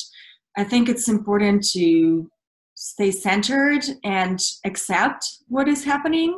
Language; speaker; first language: English; non-native, fluent; Russian